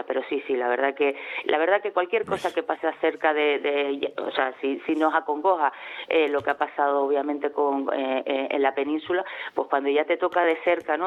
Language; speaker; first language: Spanish; native; Spanish